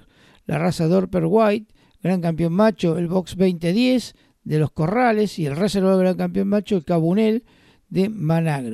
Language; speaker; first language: Spanish; native; Spanish